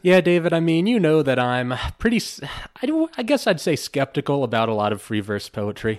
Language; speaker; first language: English; native; English